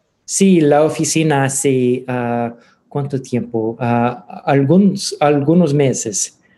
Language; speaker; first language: Spanish; non-native, learner; English